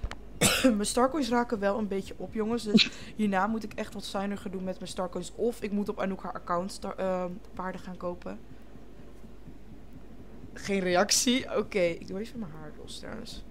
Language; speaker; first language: Dutch; native; Dutch